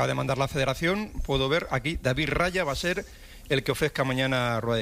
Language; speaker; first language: Spanish; native; Spanish